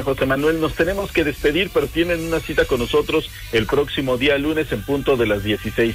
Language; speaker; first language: Spanish; native; Spanish